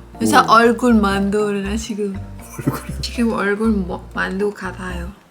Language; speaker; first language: Korean; non-native, learner; Thai